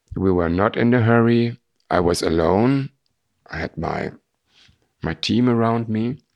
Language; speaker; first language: English; non-native, fluent; German